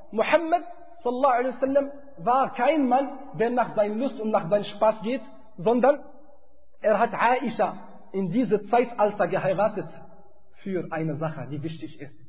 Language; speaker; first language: German; non-native, fluent; Arabic